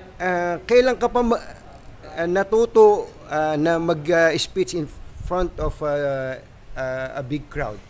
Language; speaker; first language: Filipino; native; Filipino